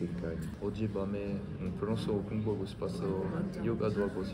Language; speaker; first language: Korean; non-native, learner; French